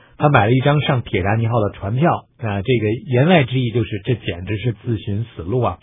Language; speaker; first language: Chinese; native; Chinese